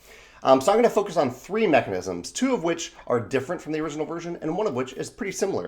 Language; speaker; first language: English; native; English